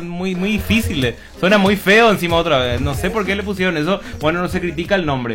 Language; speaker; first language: Spanish; native; Spanish